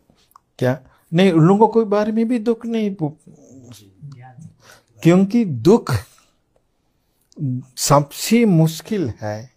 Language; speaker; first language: Hindi; non-native, fluent; Sinhala